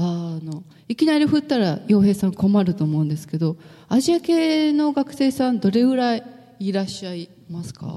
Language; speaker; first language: Japanese; native; Japanese